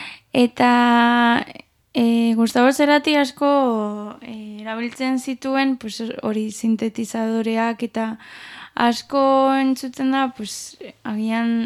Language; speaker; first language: Basque; non-native, local second language; Spanish